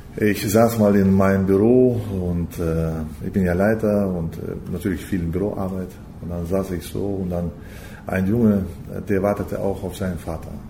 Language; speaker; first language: German; early bilingual, heritage; German